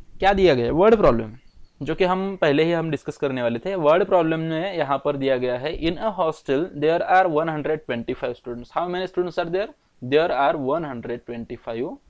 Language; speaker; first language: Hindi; non-native, local second language; Marathi